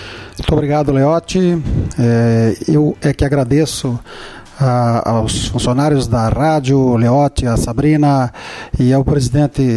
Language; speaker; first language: Portuguese; native; Portuguese